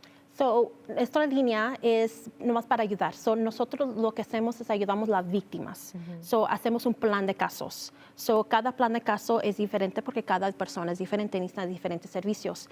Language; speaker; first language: Spanish; early bilingual, heritage; Spanish